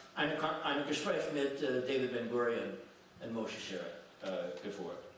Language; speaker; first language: German; non-native, fluent; English